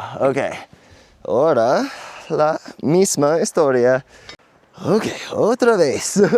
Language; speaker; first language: Spanish; non-native, fluent; English